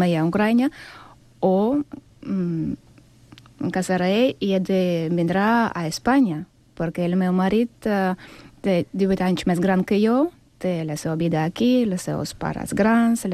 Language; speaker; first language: Catalan; non-native, learner; Russian